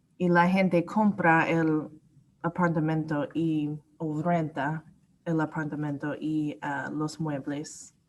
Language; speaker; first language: Spanish; non-native, learner; English